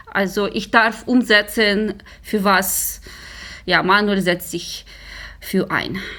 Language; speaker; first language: German; non-native, fluent; Ukrainian